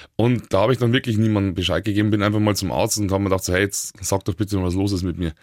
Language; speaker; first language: German; native; German